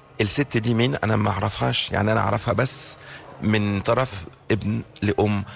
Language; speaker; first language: Arabic; early bilingual, heritage; Arabic